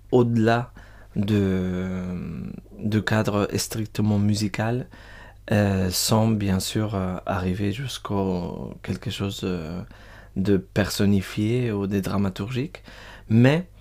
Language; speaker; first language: French; non-native, fluent; Spanish